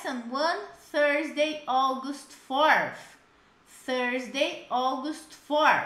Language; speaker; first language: English; non-native, fluent; Portuguese